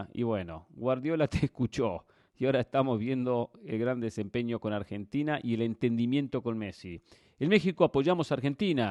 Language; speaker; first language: Spanish; native; Spanish